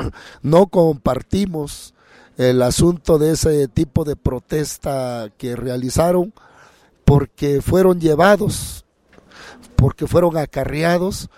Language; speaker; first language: Spanish; native; Spanish